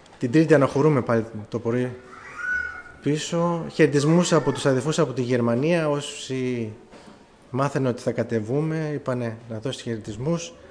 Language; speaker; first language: Greek; early bilingual, heritage; German